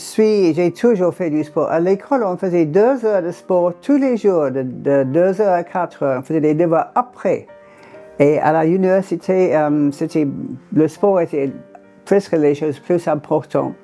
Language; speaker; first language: French; non-native, fluent; English